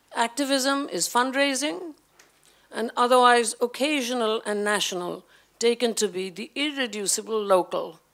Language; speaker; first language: English; non-native, local second language; Bangla